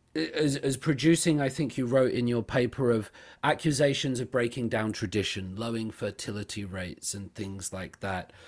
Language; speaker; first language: English; native; English